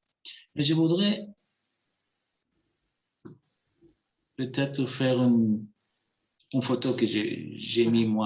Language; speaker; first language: French; non-native, fluent; Spanish